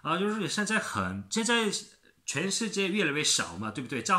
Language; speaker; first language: Chinese; non-native, learner; Korean